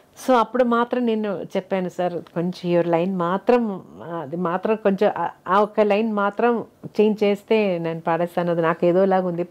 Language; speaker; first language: Telugu; non-native, fluent; Malayalam